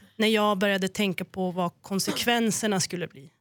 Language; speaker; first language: Swedish; native; Swedish